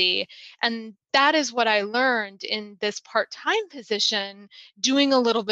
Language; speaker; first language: English; native; English